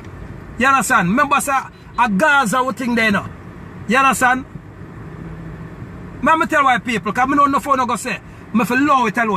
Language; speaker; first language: English; native; English